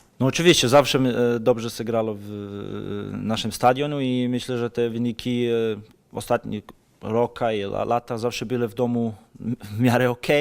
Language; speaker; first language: Polish; non-native, fluent; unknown